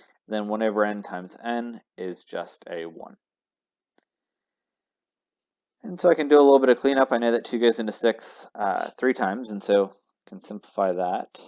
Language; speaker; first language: English; native; English